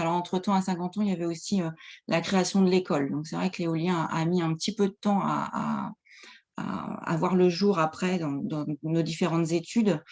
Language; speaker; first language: French; native; French